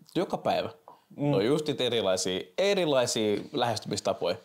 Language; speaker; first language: Finnish; native; Finnish